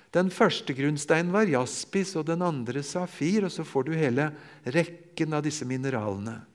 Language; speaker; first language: Norwegian; native; Norwegian